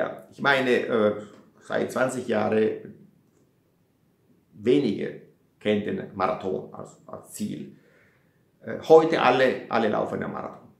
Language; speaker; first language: German; non-native, fluent; Italian